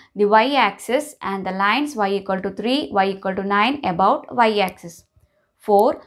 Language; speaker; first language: English; non-native, local second language; Malayalam